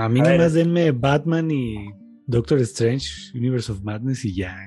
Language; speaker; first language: Spanish; native; Spanish